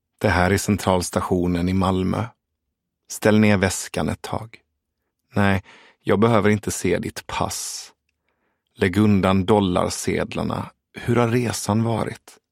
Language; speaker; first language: Swedish; early bilingual, other home language; Persian